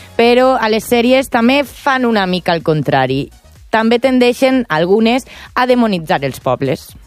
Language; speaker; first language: Catalan; native; Catalan